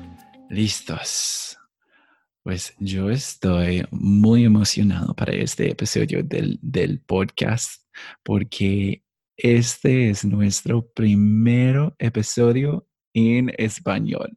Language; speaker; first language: Spanish; non-native, fluent; English